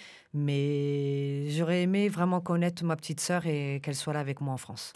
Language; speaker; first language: French; early bilingual, other home language; Romanian